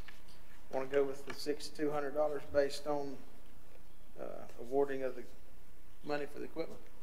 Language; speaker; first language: English; native; English